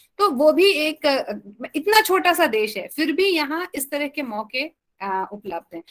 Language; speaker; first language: Hindi; native; Hindi